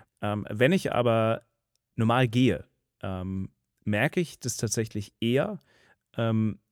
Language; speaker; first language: German; native; German